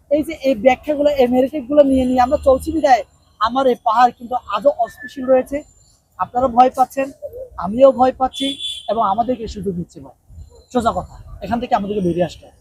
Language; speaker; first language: Bangla; non-native, local second language; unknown